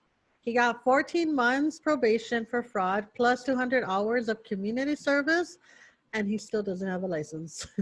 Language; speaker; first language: English; early bilingual, other home language; Spanish